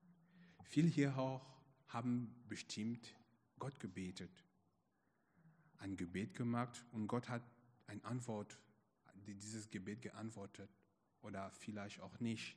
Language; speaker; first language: German; non-native, fluent; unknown